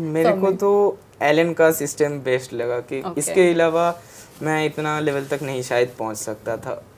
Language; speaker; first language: Hindi; non-native, local second language; Bangla